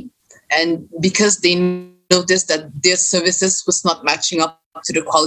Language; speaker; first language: English; non-native, local second language; Malay